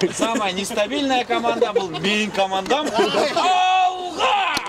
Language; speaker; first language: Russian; non-native, learner; Kyrgyz